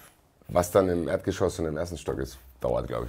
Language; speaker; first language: German; native; German